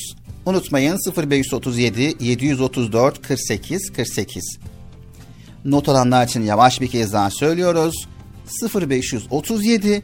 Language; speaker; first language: Turkish; native; Turkish